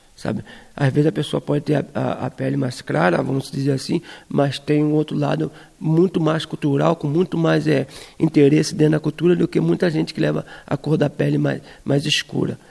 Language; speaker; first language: Portuguese; native; Portuguese